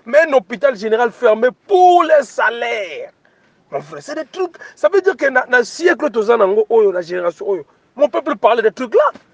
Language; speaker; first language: French; non-native, local second language; Lingala